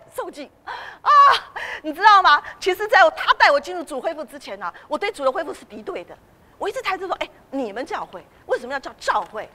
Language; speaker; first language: Chinese; native; Chinese